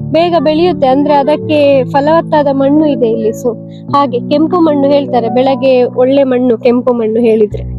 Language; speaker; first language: Kannada; native; Kannada